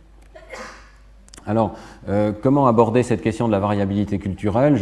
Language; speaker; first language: French; native; French